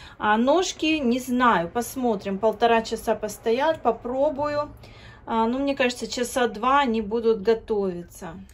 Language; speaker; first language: Russian; native; Russian